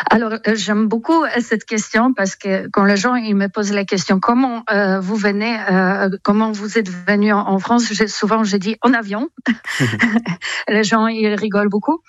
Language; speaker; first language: French; non-native, fluent; Polish